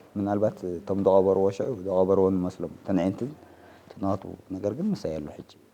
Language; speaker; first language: Tigrinya; native; Tigrinya